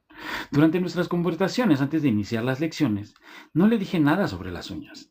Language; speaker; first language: Spanish; native; Spanish